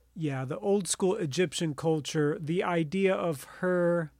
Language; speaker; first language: English; native; English